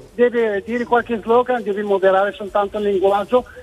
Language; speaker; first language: Italian; non-native, fluent; Arabic